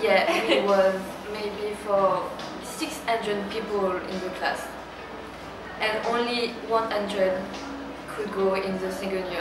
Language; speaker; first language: English; non-native, learner; French